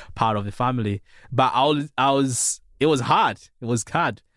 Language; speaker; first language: English; non-native, fluent; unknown